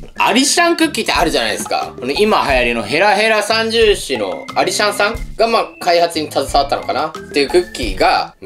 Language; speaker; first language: Japanese; native; Japanese